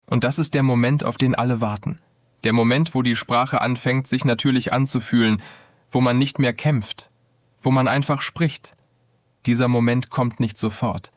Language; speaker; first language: German; non-native, fluent; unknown